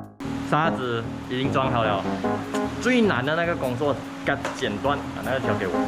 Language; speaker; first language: Chinese; native; Chinese